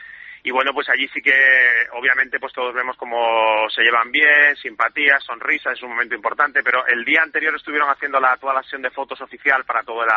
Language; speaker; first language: Spanish; native; Spanish